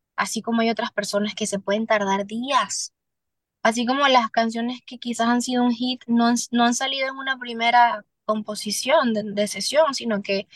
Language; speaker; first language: Spanish; native; Spanish